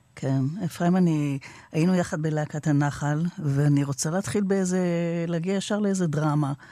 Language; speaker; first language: Hebrew; native; Hebrew